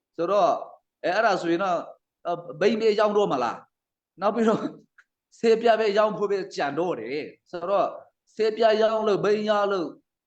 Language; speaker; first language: Burmese; non-native, local second language; Hakha Chin